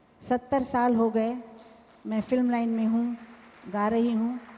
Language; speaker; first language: Hindi; non-native, local second language; Marathi